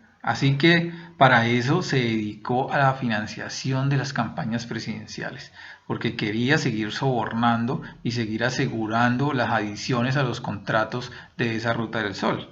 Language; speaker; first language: Spanish; native; Spanish